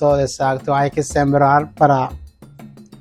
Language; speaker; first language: Spanish; non-native, learner; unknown